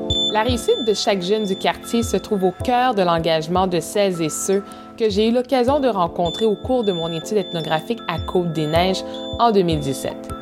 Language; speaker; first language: French; native; French